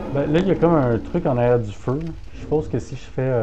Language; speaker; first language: French; native; French